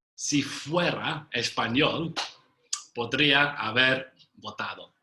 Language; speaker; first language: Spanish; non-native, fluent; English